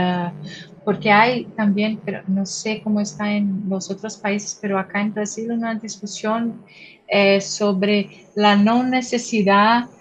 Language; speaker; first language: Spanish; non-native, fluent; Portuguese